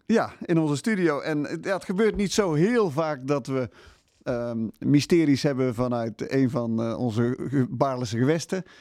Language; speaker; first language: Dutch; native; Dutch